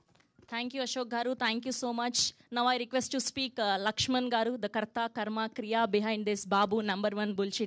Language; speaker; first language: Telugu; native; Telugu